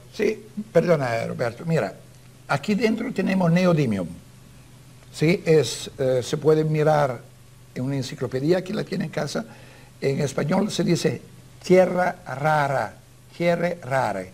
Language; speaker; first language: Spanish; non-native, learner; Italian